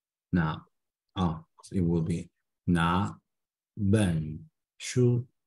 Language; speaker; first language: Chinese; non-native, learner; Spanish